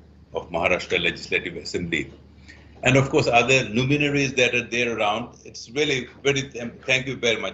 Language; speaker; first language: English; non-native, fluent; Bangla